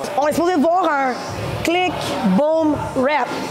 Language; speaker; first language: French; native; French